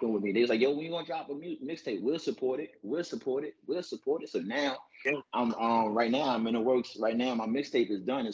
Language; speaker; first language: English; native; English